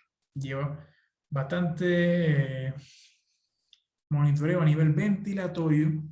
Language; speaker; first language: Spanish; native; Spanish